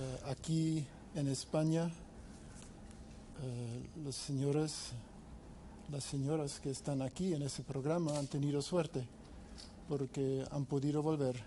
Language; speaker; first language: Spanish; non-native, fluent; English